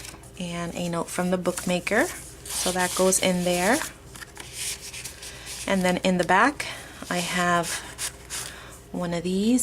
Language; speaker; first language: English; native; English